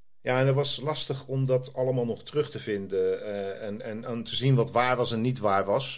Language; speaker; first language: Dutch; native; Dutch